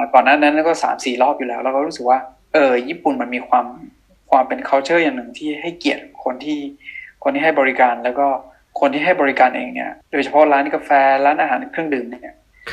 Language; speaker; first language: Thai; non-native, local second language; Akha